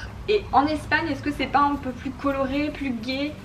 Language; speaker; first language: French; native; French